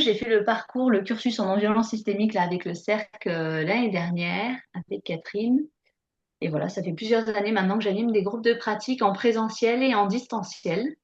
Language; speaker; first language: French; native; French